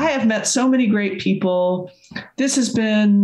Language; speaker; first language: English; native; English